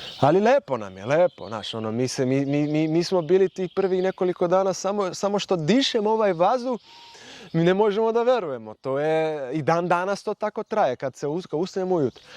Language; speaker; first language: Serbian; non-native, fluent; Portuguese